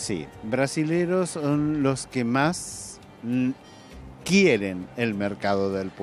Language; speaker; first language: Portuguese; non-native, learner; Spanish